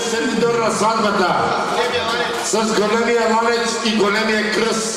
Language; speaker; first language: Bulgarian; non-native, local second language; Turkish